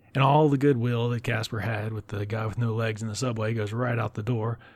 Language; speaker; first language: English; native; English